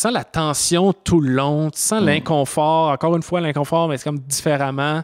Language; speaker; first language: French; native; French